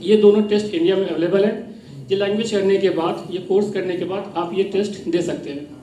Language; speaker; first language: Hindi; native; Hindi